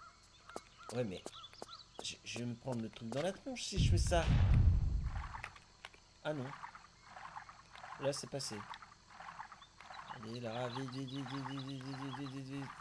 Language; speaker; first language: French; native; French